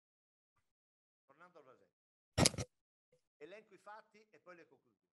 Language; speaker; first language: Italian; non-native, fluent; Spanish